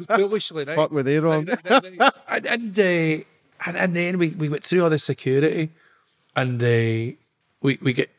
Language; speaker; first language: English; native; English